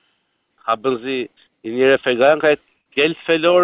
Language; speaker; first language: German; non-native, fluent; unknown